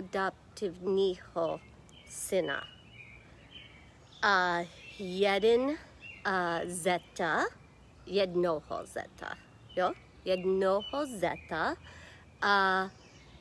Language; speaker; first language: Czech; non-native, learner; English